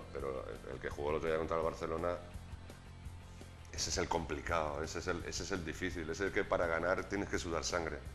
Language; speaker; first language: Spanish; native; Spanish